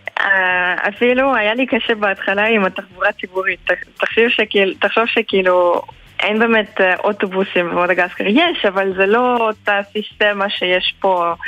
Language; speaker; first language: Hebrew; early bilingual, heritage; Hebrew